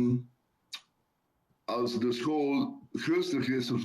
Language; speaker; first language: Dutch; non-native, local second language; Papiamento